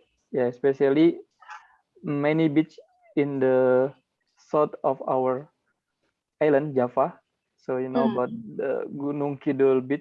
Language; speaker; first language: English; non-native, learner; Indonesian